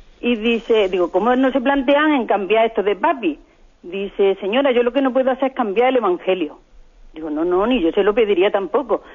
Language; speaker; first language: Spanish; native; Spanish